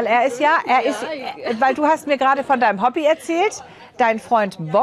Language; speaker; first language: German; native; German